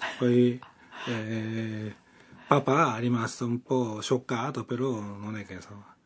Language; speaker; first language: Italian; non-native, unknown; Japanese